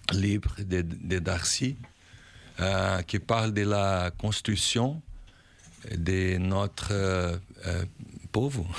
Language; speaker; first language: French; non-native, learner; Portuguese